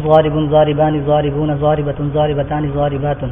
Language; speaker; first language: Arabic; non-native, learner; Urdu